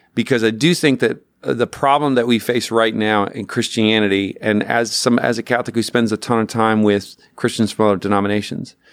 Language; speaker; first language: English; native; English